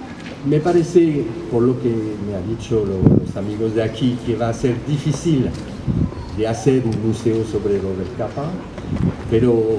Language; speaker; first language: Spanish; early bilingual, heritage; French